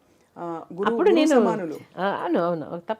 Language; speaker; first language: Telugu; non-native, local second language; Malayalam